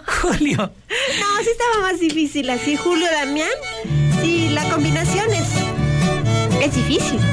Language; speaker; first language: Spanish; native; Spanish